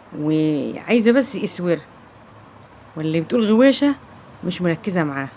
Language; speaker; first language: Arabic; native; Arabic